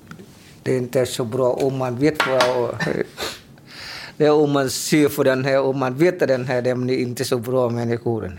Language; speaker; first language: Swedish; non-native, learner; Vietnamese